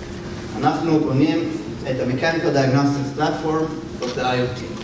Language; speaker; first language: Hebrew; native; Hebrew